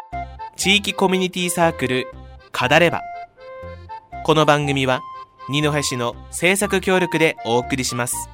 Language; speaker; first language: Japanese; native; Japanese